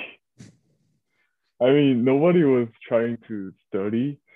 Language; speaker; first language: English; early bilingual, other home language; Korean